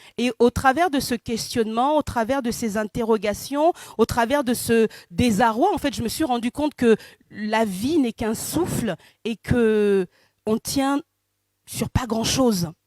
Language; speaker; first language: French; early bilingual, other home language; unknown